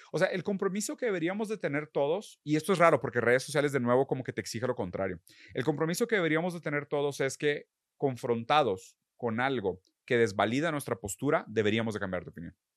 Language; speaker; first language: Spanish; early bilingual, other home language; Portuguese